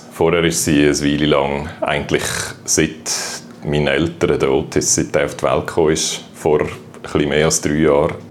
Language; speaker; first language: German; native; German